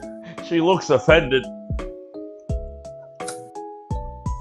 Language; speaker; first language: English; native; English